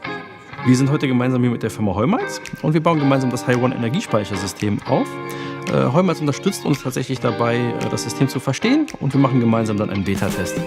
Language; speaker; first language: German; native; German